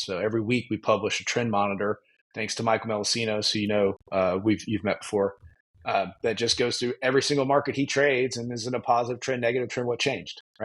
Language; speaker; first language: English; native; English